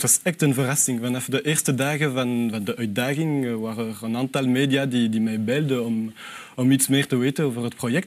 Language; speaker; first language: Dutch; non-native, local second language; French